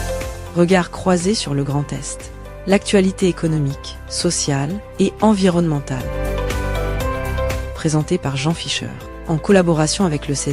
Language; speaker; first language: French; native; French